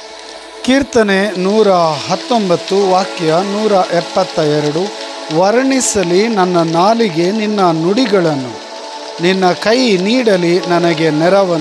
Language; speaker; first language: Kannada; native; Kannada